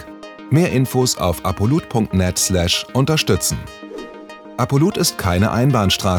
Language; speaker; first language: German; native; German